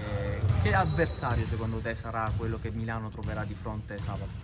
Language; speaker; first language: Italian; native; Italian